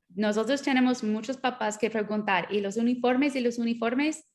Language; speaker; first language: Spanish; non-native, learner; English